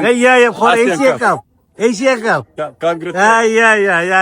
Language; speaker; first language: English; non-native, learner; Bangla